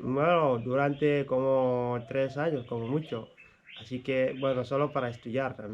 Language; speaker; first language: Spanish; non-native, fluent; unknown